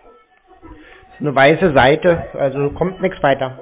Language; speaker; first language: German; native; German